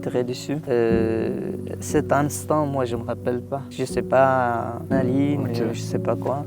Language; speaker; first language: French; non-native, learner; Tigrinya